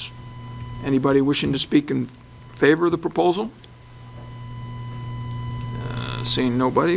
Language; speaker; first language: English; native; English